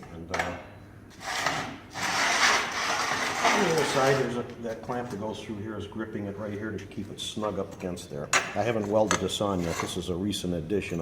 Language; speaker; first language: English; native; English